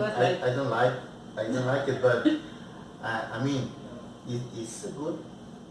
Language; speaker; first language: English; non-native, learner; Spanish